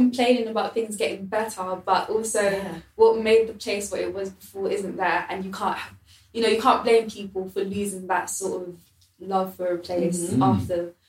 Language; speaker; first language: English; native; English